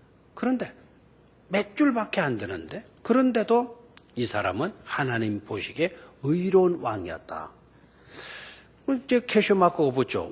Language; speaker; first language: Korean; native; Korean